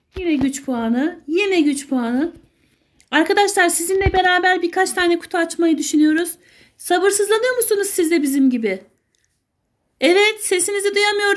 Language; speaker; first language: Turkish; native; Turkish